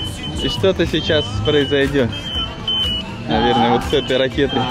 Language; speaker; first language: Russian; native; Russian